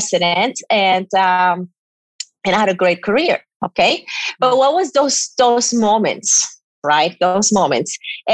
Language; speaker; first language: English; non-native, fluent; Spanish